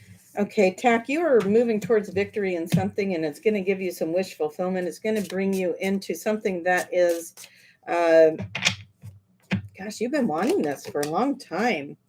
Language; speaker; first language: English; native; English